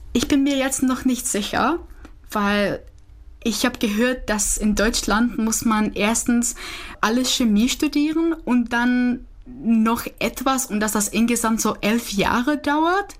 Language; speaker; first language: German; non-native, fluent; Czech